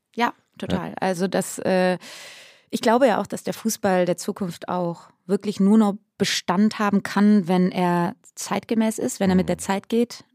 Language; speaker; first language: German; native; German